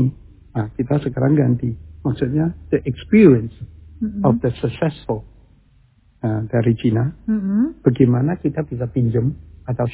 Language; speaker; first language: Indonesian; early bilingual, heritage; Chinese